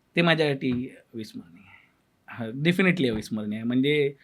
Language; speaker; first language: Marathi; native; Marathi